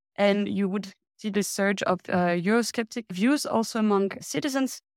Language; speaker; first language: English; non-native, fluent; French